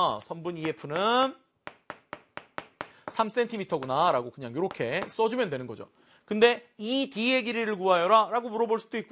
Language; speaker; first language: Korean; native; Korean